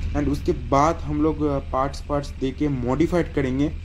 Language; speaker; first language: Hindi; non-native, local second language; Bangla